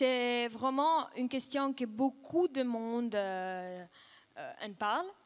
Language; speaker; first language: French; non-native, fluent; Russian